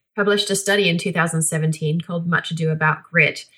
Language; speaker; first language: English; native; English